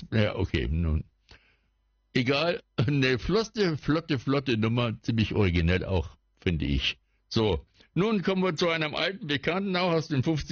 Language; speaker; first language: German; native; German